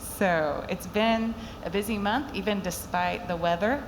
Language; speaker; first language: English; native; English